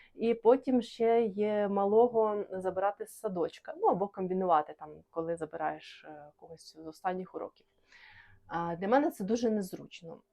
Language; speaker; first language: Ukrainian; non-native, local second language; Russian